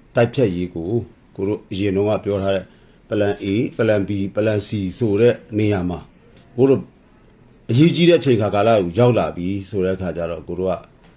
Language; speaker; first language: Burmese; non-native, local second language; S'gaw Karen